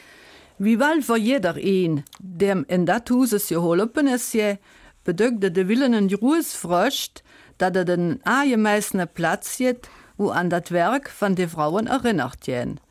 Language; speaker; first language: German; native; German